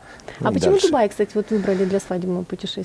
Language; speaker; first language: Russian; native; Russian